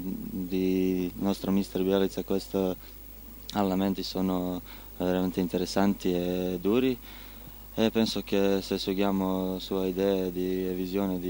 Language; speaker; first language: Italian; non-native, learner; Croatian